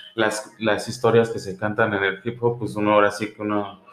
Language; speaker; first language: Spanish; early bilingual, heritage; Spanish